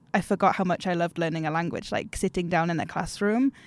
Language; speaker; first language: English; native; English